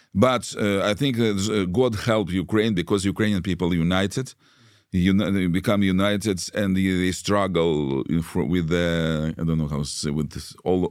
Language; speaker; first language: English; non-native, learner; Russian